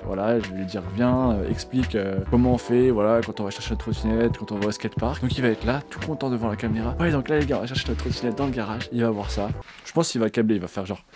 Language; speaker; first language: French; native; French